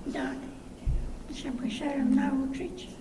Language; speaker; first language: Polish; early bilingual, heritage; Polish